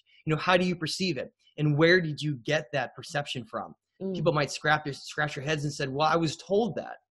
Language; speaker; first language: English; native; English